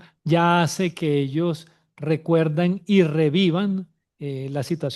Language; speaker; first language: Spanish; native; Spanish